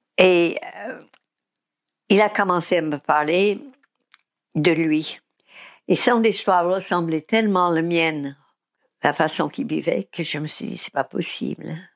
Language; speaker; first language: French; non-native, fluent; English